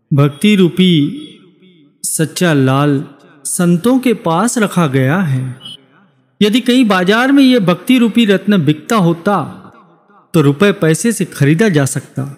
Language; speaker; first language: Hindi; native; Hindi